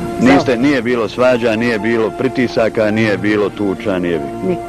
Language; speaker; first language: Bosnian; native; Bosnian